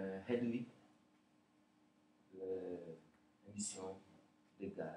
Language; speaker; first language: French; non-native, learner; Portuguese